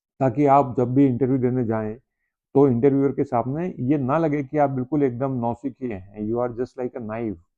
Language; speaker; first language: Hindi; native; Hindi